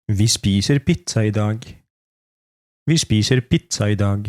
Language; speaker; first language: Norwegian; non-native, fluent; Polish